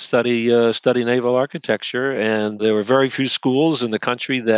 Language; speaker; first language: English; native; English